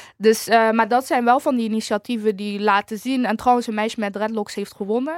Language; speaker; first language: Dutch; early bilingual, other home language; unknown